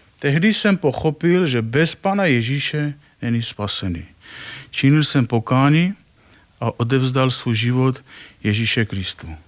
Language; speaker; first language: Czech; non-native, fluent; Armenian